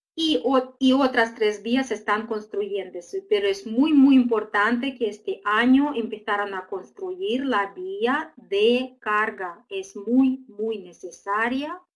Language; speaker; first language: Spanish; non-native, fluent; Uzbek